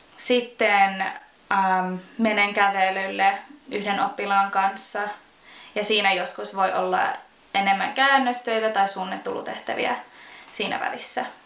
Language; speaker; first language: Finnish; non-native, fluent; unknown